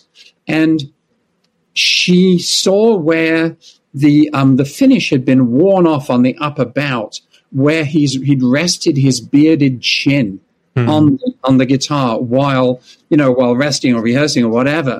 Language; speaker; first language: English; native; English